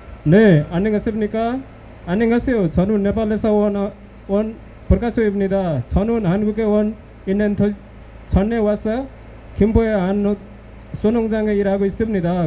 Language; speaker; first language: Korean; non-native, learner; Nepali